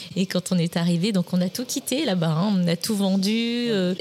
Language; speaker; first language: French; native; French